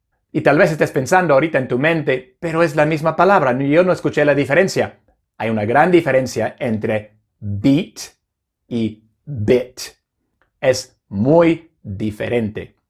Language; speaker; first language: Spanish; non-native, fluent; English